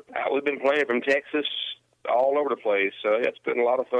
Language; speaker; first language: English; native; English